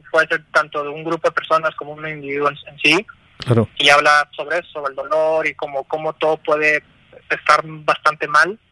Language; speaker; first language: Spanish; native; Spanish